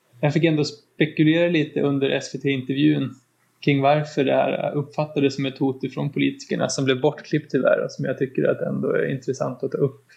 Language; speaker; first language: Swedish; native; Swedish